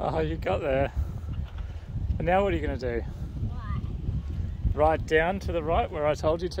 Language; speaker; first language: English; native; English